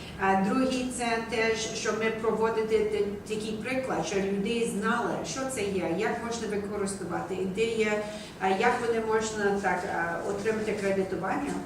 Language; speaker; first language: Ukrainian; non-native, learner; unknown